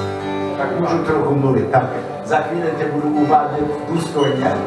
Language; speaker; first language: Czech; non-native, learner; English